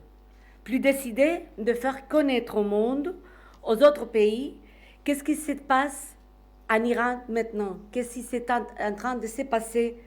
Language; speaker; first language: French; non-native, fluent; Spanish